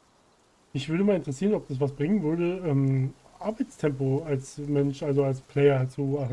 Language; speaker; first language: German; native; German